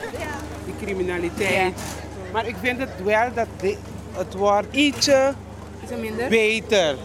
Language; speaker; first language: Dutch; non-native, local second language; Papiamento